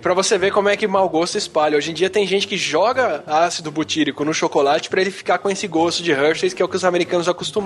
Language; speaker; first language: Portuguese; native; Portuguese